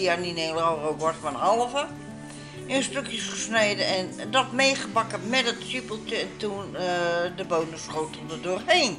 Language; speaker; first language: Dutch; native; Dutch